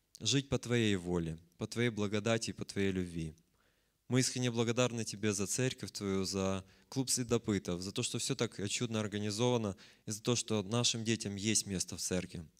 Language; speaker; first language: Russian; native; Russian